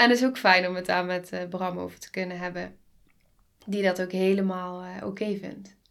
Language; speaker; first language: Dutch; native; Dutch